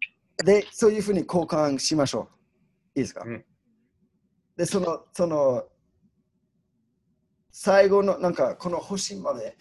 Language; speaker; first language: Japanese; non-native, learner; English